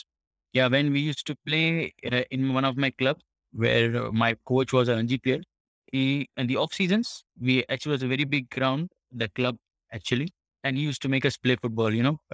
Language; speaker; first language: English; non-native, local second language; Marathi